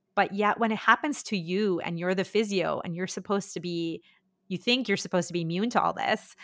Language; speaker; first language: English; early bilingual, other home language; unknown